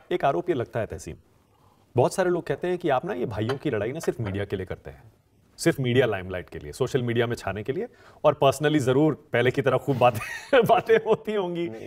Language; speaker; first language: Hindi; native; Hindi